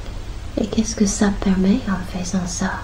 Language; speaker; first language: French; non-native, fluent; English